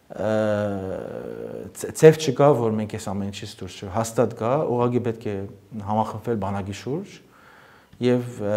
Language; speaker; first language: Armenian; early bilingual, heritage; Armenian